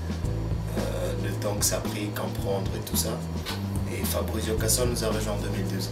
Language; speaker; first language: French; non-native, local second language; Lingala